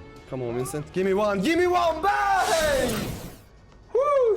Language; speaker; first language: English; non-native, fluent; Turkish